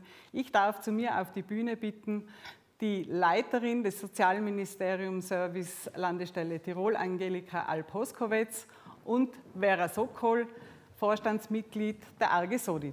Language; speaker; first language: German; native; German